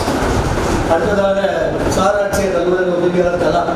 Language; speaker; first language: Tamil; native; Tamil